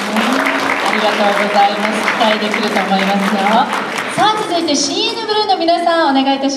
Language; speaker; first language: Japanese; native; Japanese